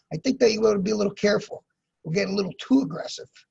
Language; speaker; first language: English; native; English